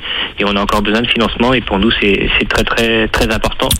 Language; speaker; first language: French; native; French